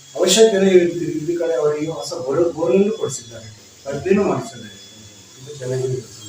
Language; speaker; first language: Kannada; non-native, local second language; Lambadi